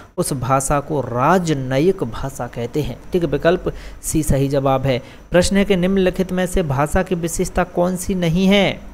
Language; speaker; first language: Hindi; native; Hindi